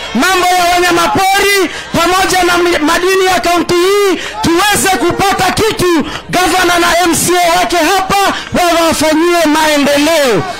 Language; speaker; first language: Swahili; non-native, local second language; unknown